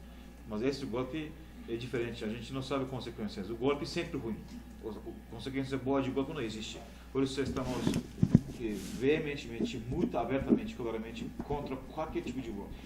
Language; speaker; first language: Portuguese; non-native, fluent; Turkish